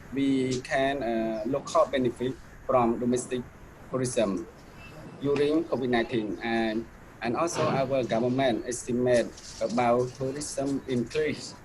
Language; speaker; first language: English; non-native, learner; Khmer